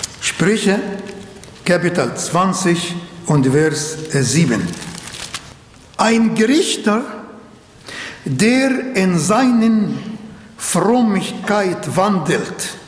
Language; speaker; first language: German; non-native, learner; Arabic